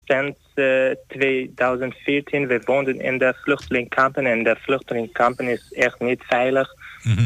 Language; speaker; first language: Dutch; non-native, learner; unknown